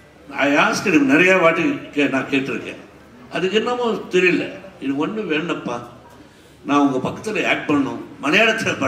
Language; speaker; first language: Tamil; non-native, learner; Telugu